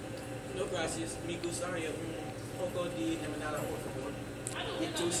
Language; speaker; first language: Spanish; non-native, learner; English